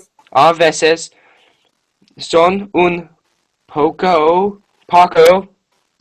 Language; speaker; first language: Spanish; non-native, learner; English